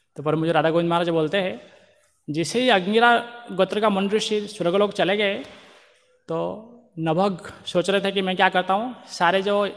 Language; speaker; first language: Hindi; non-native, local second language; Marathi